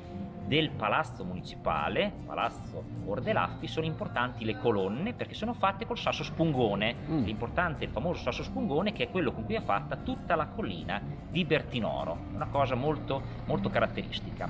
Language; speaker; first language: Italian; native; Italian